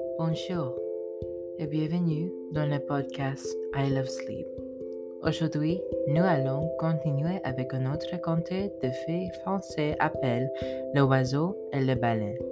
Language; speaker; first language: French; non-native, learner; English